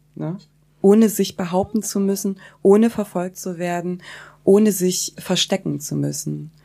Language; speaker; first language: German; early bilingual, other home language; Kurdish